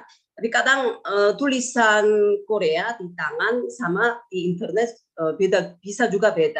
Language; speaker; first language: Indonesian; non-native, fluent; Korean